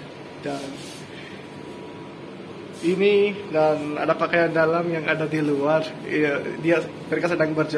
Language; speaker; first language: Indonesian; non-native, learner; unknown